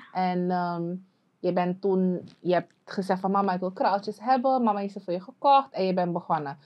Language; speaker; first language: Dutch; native; Dutch